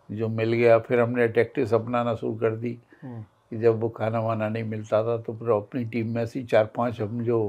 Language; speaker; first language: Hindi; native; Hindi